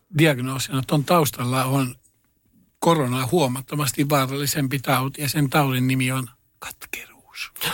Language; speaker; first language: Finnish; non-native, local second language; Swedish